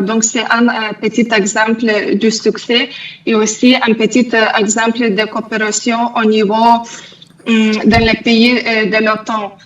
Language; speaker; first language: French; non-native, fluent; Lithuanian